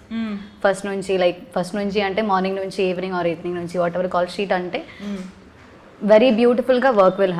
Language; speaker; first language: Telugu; non-native, learner; Malayalam